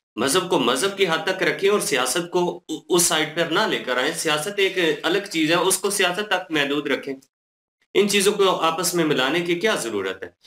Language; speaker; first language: Urdu; non-native, local second language; Punjabi